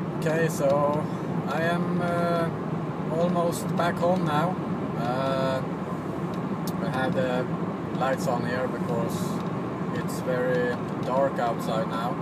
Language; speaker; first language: English; non-native, fluent; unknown